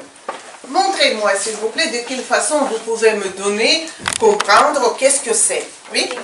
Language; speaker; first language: French; non-native, fluent; Ukrainian